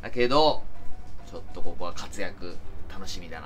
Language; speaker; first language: Japanese; native; Japanese